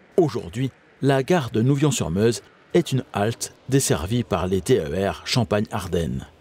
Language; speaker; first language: French; native; French